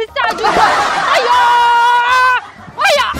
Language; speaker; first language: Indonesian; non-native, learner; Russian